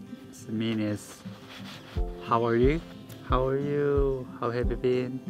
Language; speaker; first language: English; non-native, learner; Korean